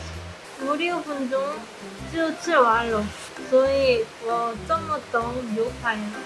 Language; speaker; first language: Chinese; non-native, learner; Korean